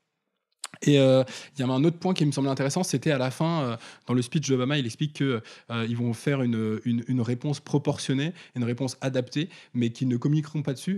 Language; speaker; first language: French; native; French